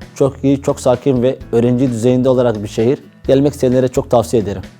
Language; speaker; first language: Turkish; non-native, fluent; Somali